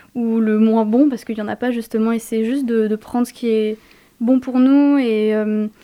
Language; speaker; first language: French; native; French